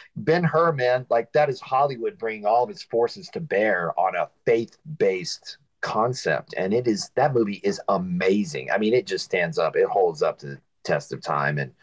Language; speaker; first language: English; native; English